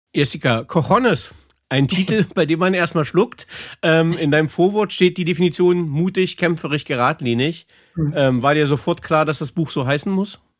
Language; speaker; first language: German; native; German